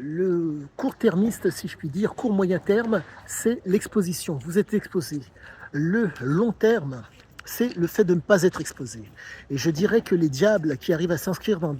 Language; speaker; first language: French; native; French